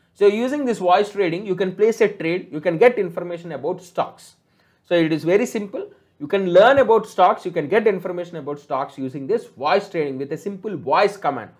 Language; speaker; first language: English; non-native, local second language; Telugu